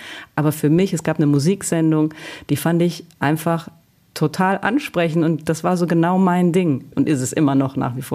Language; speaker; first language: German; early bilingual, other home language; Italian